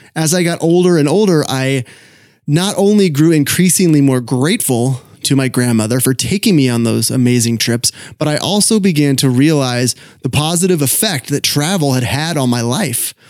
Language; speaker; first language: English; native; English